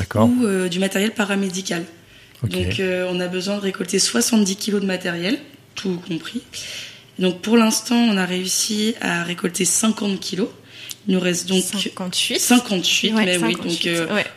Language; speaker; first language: French; native; French